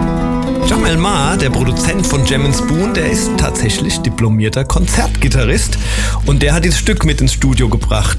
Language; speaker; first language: German; native; German